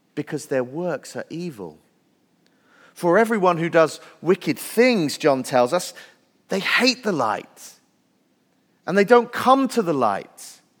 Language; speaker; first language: English; native; English